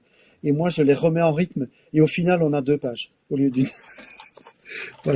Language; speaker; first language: French; native; French